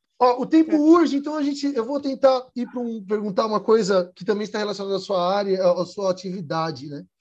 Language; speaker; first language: Portuguese; native; Portuguese